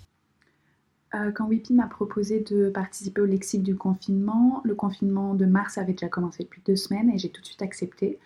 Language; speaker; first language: French; native; French